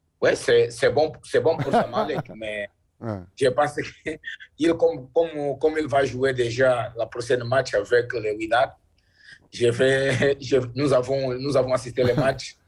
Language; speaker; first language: French; non-native, learner; Portuguese